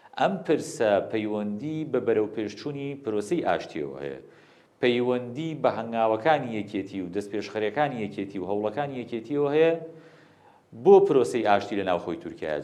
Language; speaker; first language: Central Kurdish; native; Central Kurdish